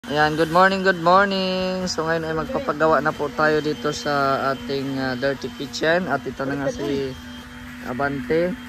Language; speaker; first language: Filipino; non-native, local second language; Cebuano